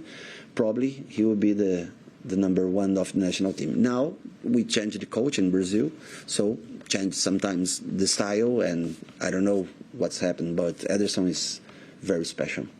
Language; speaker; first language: English; non-native, learner; Portuguese